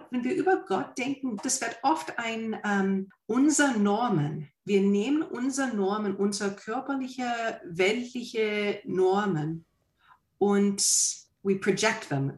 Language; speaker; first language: German; non-native, fluent; English